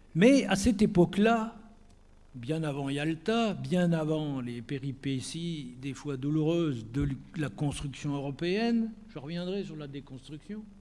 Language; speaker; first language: French; native; French